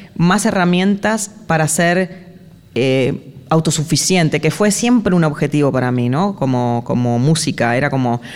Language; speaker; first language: Spanish; native; Spanish